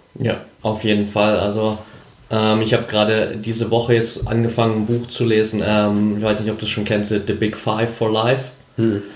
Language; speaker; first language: German; native; German